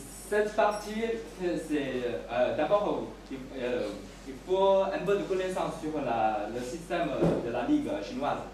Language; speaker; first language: French; non-native, fluent; Chinese